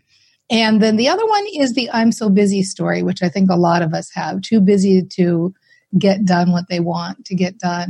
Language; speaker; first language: English; native; English